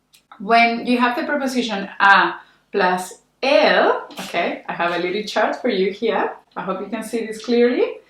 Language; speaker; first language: English; non-native, fluent; Spanish